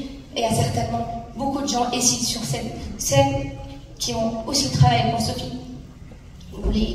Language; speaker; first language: French; non-native, local second language; Arabic